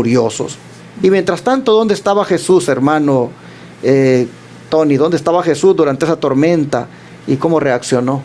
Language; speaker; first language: Spanish; native; Spanish